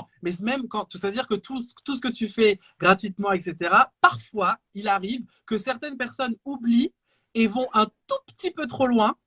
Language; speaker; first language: French; native; French